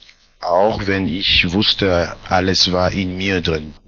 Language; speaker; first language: German; non-native, fluent; French